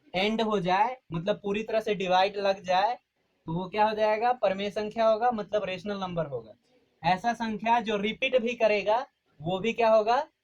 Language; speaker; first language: Hindi; native; Hindi